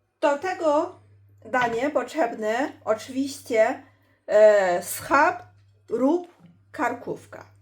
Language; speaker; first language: Polish; non-native, learner; Chinese